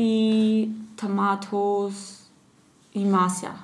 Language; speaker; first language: Russian; non-native, learner; English